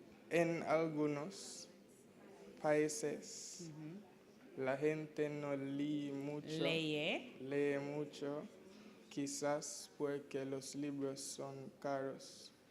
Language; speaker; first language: Spanish; non-native, learner; English